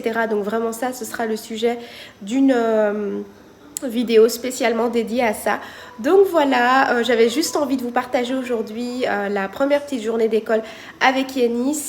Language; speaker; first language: French; native; French